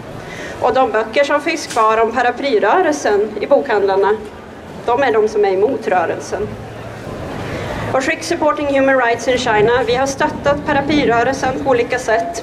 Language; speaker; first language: Swedish; native; Swedish